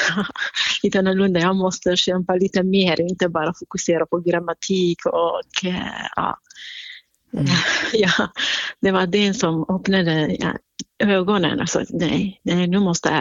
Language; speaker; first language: Swedish; non-native, fluent; Central Kurdish